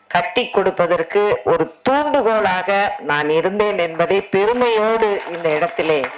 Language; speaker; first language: Tamil; native; Tamil